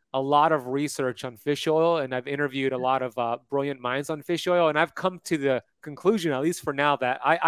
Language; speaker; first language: English; native; English